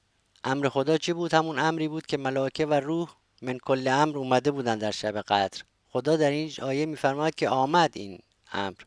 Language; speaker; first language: Persian; native; Persian